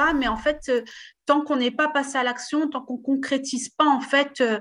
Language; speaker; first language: French; native; French